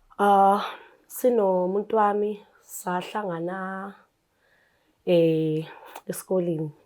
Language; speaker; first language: Zulu; native; Zulu